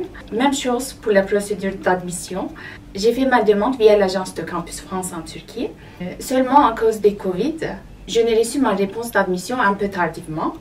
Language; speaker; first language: French; non-native, fluent; Turkish